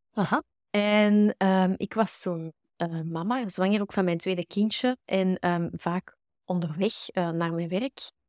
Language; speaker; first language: Dutch; native; Dutch